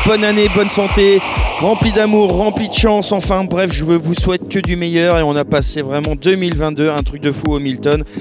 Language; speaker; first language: French; native; French